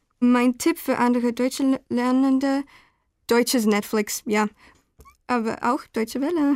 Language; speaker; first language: German; non-native, learner; Spanish